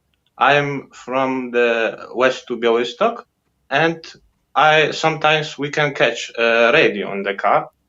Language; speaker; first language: English; non-native, fluent; Polish